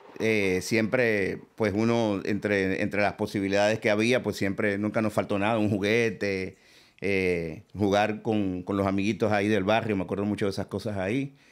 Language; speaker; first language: Spanish; native; Spanish